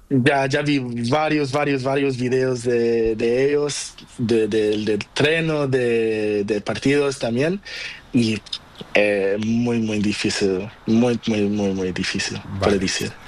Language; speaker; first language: Spanish; non-native, learner; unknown